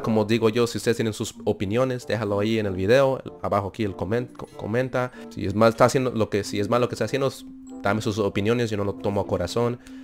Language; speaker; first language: Spanish; early bilingual, heritage; Spanish